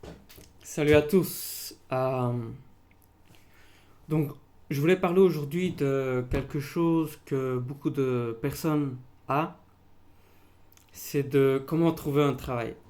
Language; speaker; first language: French; non-native, local second language; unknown